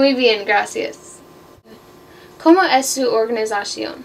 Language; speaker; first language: Spanish; non-native, learner; English